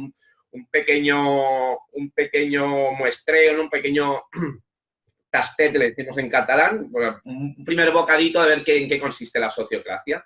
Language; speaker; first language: Spanish; native; Spanish